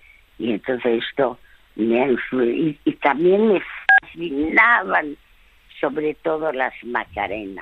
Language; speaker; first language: Spanish; early bilingual, other home language; French